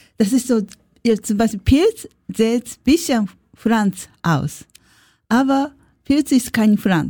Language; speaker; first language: German; non-native, learner; Japanese